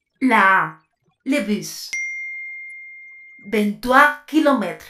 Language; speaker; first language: French; non-native, fluent; Spanish